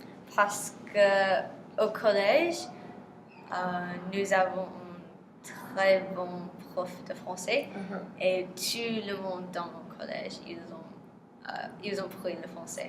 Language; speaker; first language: French; non-native, learner; English